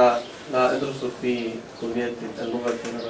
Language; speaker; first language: Arabic; non-native, learner; Bosnian